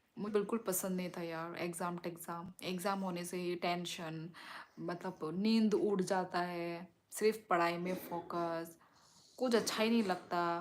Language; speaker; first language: Hindi; non-native, local second language; Kok Borok